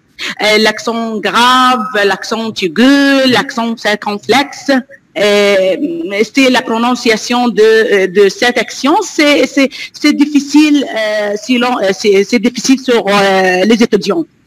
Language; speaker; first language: French; non-native, fluent; Arabic